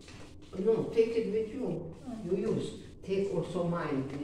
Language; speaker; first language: English; non-native, learner; Arabic